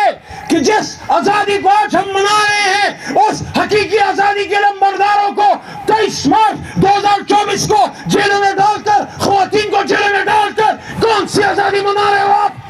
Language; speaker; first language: Urdu; native; Urdu